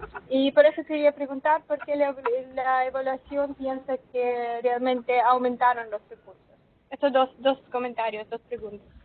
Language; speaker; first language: Spanish; non-native, fluent; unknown